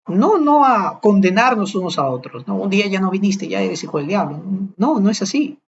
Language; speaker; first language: Spanish; native; Spanish